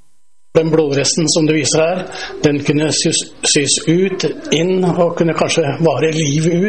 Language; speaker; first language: Norwegian; native; Norwegian